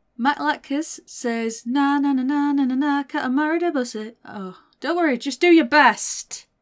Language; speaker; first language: English; native; English